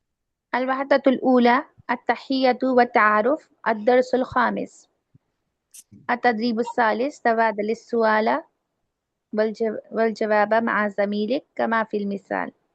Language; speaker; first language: Arabic; non-native, learner; Urdu